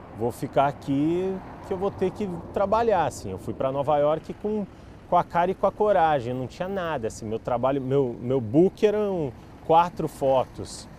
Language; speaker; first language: Portuguese; native; Portuguese